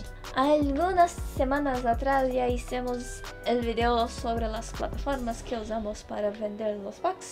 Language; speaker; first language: Spanish; non-native, fluent; Portuguese